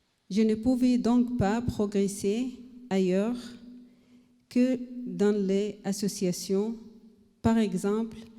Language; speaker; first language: French; non-native, learner; Arabic